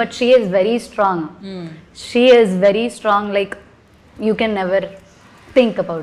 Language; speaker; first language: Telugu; non-native, learner; Malayalam